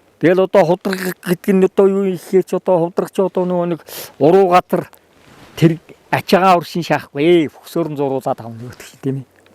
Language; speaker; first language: Mongolian; native; Mongolian